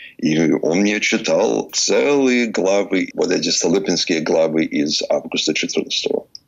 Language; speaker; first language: Russian; non-native, fluent; English